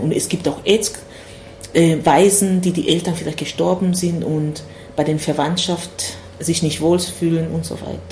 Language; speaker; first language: German; non-native, fluent; Swahili